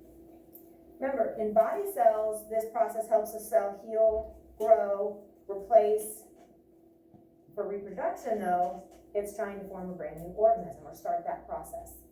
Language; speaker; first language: English; native; English